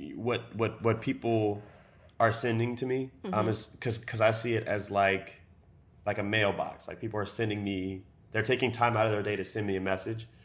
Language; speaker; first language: English; native; English